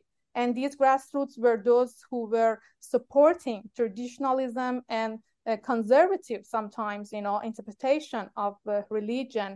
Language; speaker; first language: English; non-native, fluent; Persian